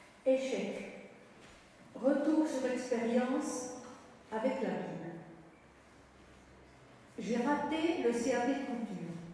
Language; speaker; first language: French; native; French